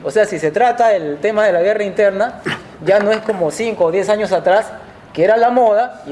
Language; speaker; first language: Spanish; native; Spanish